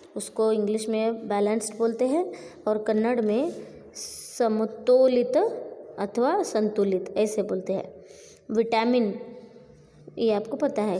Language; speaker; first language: Hindi; non-native, local second language; Marathi